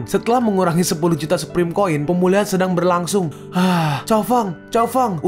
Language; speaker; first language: Indonesian; native; Indonesian